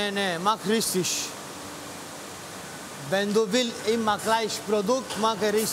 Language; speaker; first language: German; non-native, learner; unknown